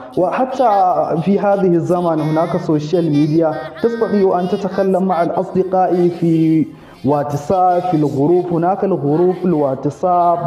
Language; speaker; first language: Arabic; non-native, fluent; Hausa